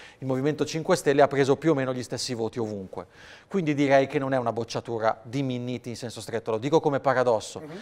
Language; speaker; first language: Italian; native; Italian